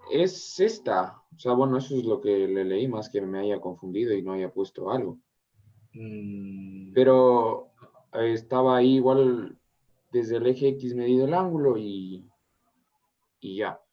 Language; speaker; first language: Spanish; native; Spanish